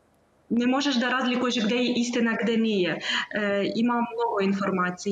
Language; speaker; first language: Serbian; non-native, learner; Ukrainian